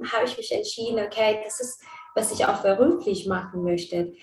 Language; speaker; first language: German; non-native, fluent; Spanish